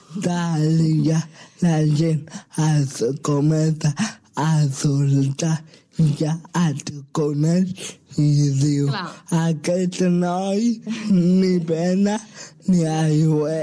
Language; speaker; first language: Catalan; non-native, local second language; Spanish